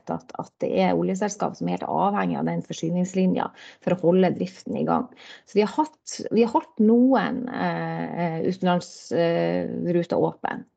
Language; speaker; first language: Norwegian; native; Norwegian